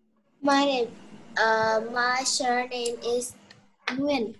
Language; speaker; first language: English; non-native, learner; Vietnamese